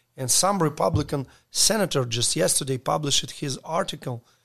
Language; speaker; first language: English; non-native, learner; Ukrainian